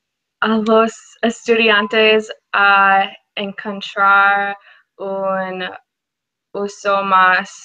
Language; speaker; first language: Spanish; non-native, learner; English